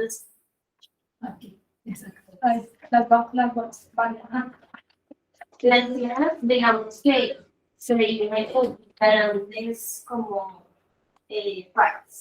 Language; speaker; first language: Spanish; native; Spanish